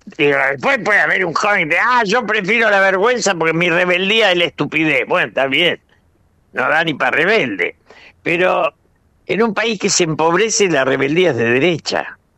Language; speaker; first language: Spanish; native; Spanish